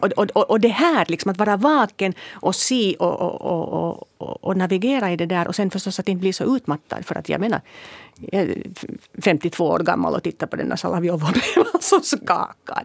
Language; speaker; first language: Swedish; native; Swedish